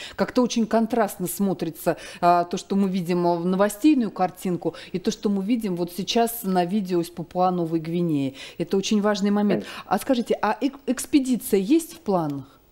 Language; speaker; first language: Russian; native; Russian